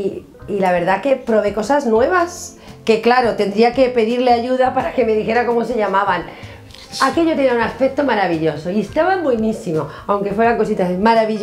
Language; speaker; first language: Spanish; native; Spanish